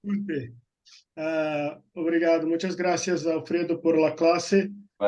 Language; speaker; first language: Spanish; non-native, fluent; Portuguese